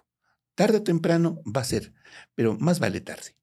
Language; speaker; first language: Spanish; native; Spanish